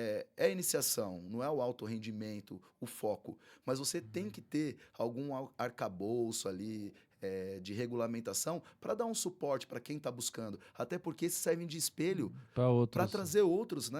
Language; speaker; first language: Portuguese; native; Portuguese